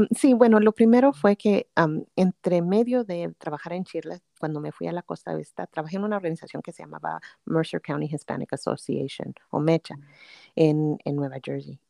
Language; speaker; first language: Spanish; native; Spanish